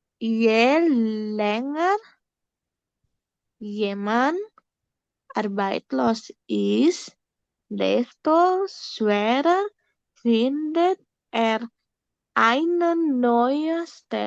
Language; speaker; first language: German; non-native, learner; Indonesian